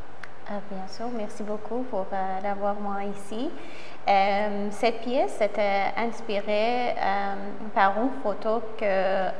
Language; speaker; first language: French; non-native, learner; Persian